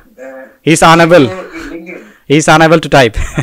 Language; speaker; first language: English; non-native, local second language; Bangla